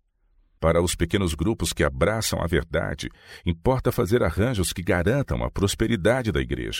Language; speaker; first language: Portuguese; native; Portuguese